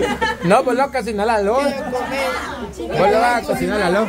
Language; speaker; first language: Spanish; native; Spanish